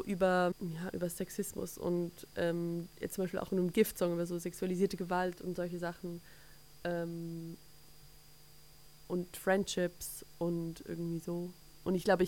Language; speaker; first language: German; native; German